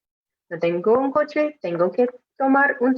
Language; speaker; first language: Spanish; non-native, fluent; English